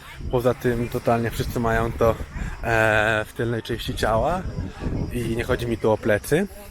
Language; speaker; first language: Polish; native; Polish